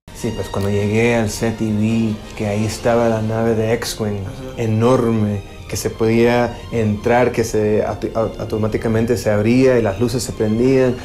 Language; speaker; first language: Spanish; early bilingual, heritage; Spanish